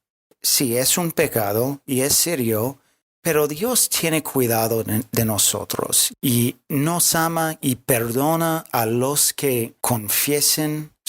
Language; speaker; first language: Spanish; non-native, fluent; English